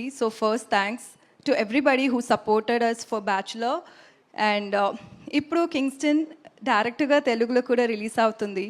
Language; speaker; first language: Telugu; non-native, learner; Tamil